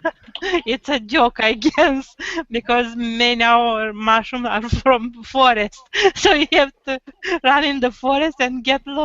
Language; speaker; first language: English; non-native, learner; Romanian